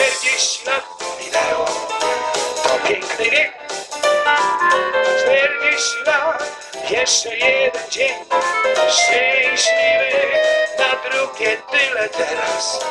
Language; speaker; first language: Polish; native; Polish